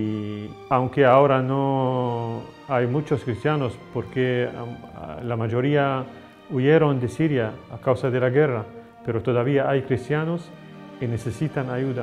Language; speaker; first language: Spanish; non-native, learner; Arabic